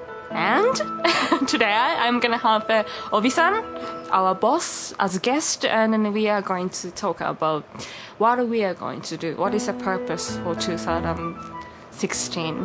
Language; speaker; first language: English; non-native, fluent; Japanese